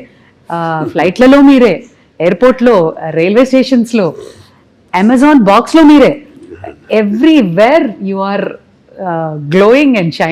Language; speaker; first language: Telugu; native; Telugu